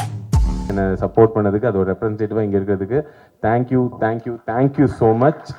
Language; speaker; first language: Tamil; native; Tamil